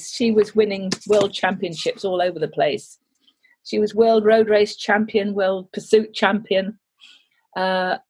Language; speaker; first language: English; native; English